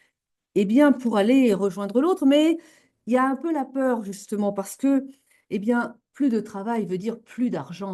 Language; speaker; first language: French; native; French